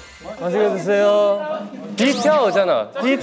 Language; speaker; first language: Korean; native; Korean